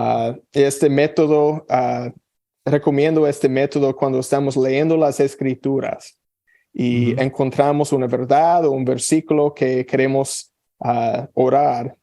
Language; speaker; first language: Spanish; non-native, fluent; English